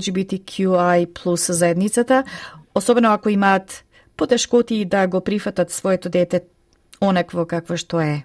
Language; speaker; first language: Macedonian; native; Macedonian